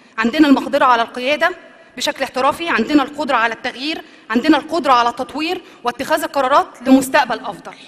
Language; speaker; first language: Arabic; native; Arabic